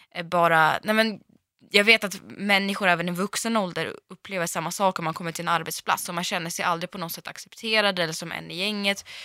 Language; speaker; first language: Swedish; early bilingual, other home language; Russian